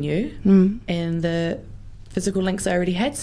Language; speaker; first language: English; native; English